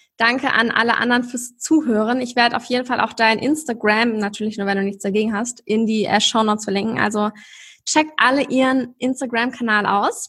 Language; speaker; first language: German; native; German